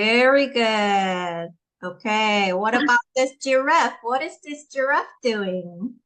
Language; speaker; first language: English; non-native, fluent; Korean